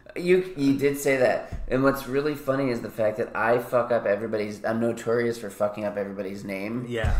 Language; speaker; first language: English; native; English